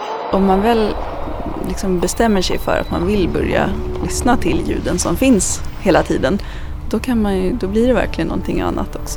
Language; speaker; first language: Swedish; native; Swedish